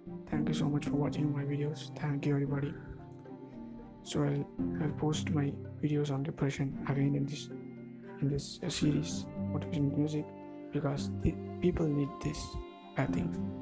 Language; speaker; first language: English; non-native, local second language; Tamil